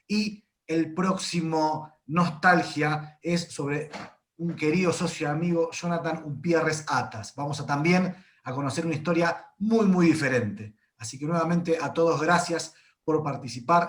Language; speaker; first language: Spanish; native; Spanish